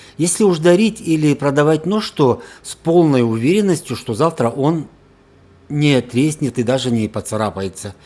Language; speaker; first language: Russian; non-native, local second language; Karachay-Balkar